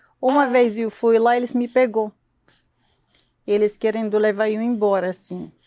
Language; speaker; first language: Portuguese; non-native, learner; Arabic